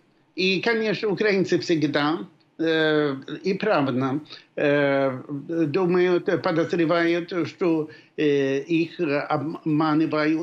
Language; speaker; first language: Russian; non-native, fluent; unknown